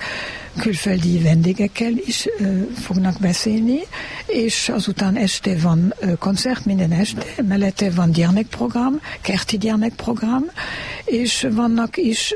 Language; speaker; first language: Hungarian; non-native, learner; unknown